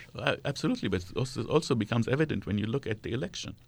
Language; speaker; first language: English; non-native, fluent; Arabic